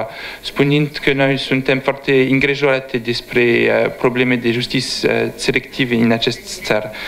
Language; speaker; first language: Romanian; non-native, learner; French